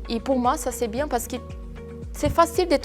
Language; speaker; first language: French; non-native, fluent; Portuguese